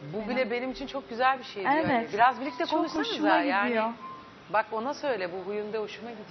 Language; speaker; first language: Turkish; native; Turkish